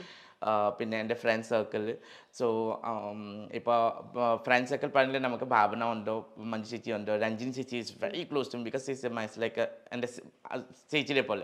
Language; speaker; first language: Malayalam; non-native, local second language; Assamese